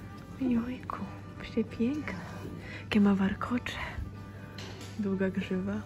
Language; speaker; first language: Polish; native; Polish